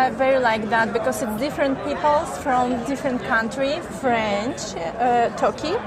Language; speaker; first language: English; non-native, learner; Russian